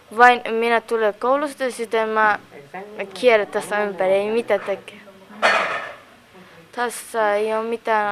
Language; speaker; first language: Finnish; non-native, learner; Persian